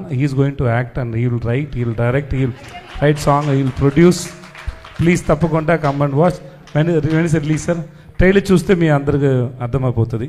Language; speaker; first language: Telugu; non-native, learner; Tamil